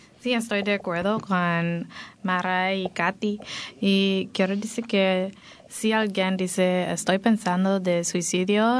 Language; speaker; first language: Spanish; non-native, learner; English